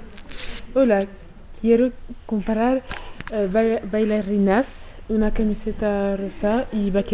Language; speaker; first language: Spanish; non-native, learner; French